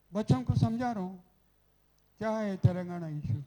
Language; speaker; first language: Hindi; non-native, local second language; Telugu